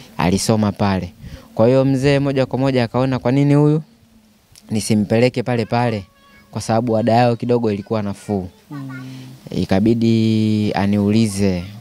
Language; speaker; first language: Swahili; native; Swahili